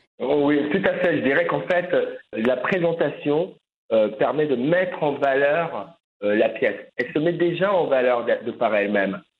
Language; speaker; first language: French; native; French